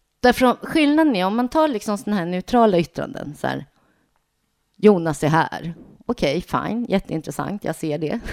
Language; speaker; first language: Swedish; native; Swedish